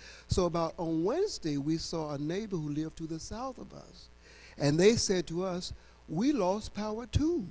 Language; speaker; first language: English; native; English